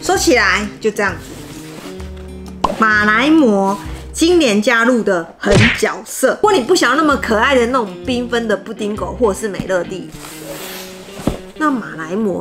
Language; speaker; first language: Chinese; native; Chinese